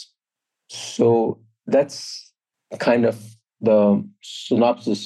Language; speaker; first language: English; non-native, local second language; Hindi